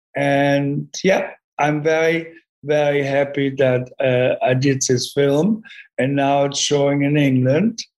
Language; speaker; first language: English; non-native, fluent; German